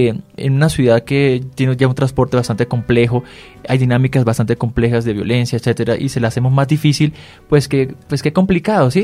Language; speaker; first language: Spanish; native; Spanish